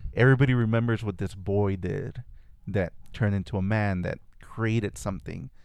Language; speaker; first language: English; early bilingual, other home language; Spanish